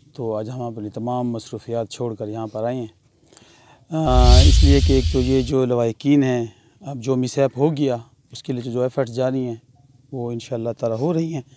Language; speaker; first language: Urdu; non-native, local second language; Pashto